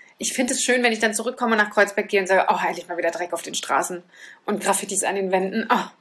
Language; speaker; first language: German; native; German